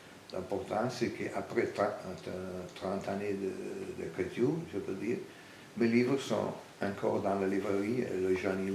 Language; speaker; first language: French; non-native, fluent; Italian